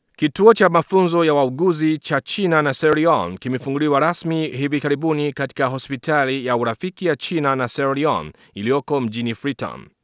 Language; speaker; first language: Swahili; non-native, fluent; Chinese